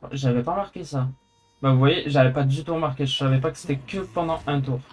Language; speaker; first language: French; native; French